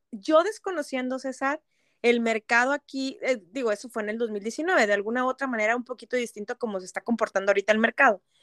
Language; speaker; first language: Spanish; native; Spanish